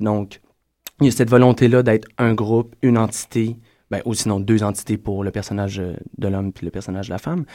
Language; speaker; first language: French; native; French